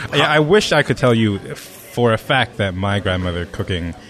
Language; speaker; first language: English; non-native, local second language; Cantonese